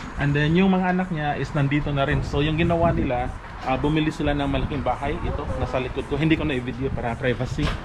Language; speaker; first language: Filipino; non-native, local second language; Cebuano